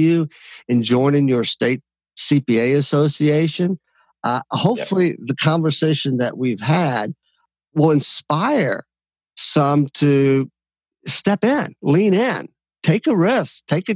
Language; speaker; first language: English; native; English